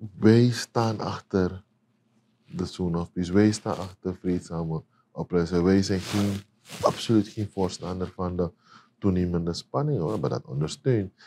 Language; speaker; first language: Dutch; native; Dutch